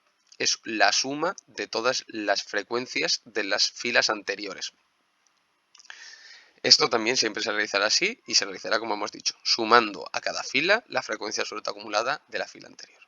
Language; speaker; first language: Spanish; native; Spanish